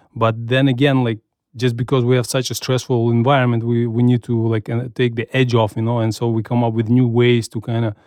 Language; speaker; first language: English; non-native, fluent; Russian